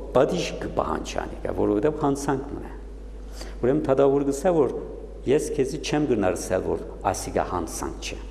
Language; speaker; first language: Armenian; early bilingual, heritage; Armenian